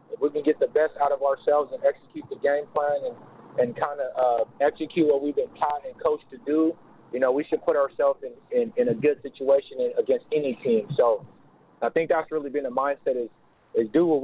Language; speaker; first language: English; early bilingual, other home language; Lingala